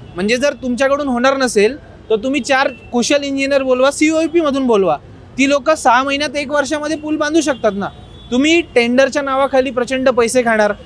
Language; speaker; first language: Marathi; native; Marathi